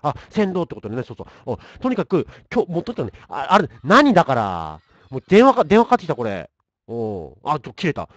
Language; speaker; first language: Japanese; native; Japanese